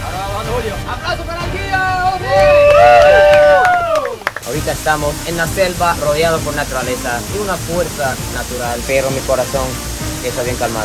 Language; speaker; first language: Spanish; non-native, fluent; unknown